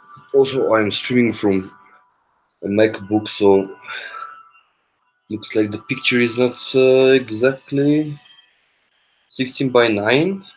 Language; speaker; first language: English; non-native, fluent; Korean